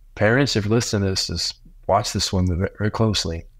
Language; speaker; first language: English; native; English